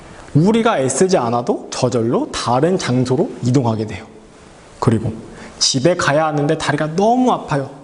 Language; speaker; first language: Korean; native; Korean